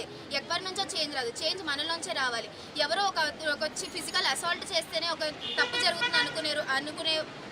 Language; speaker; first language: Telugu; native; Telugu